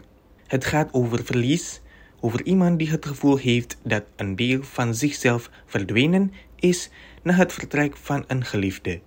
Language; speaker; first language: Dutch; non-native, fluent; Indonesian